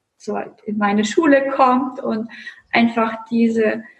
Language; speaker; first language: German; non-native, fluent; Russian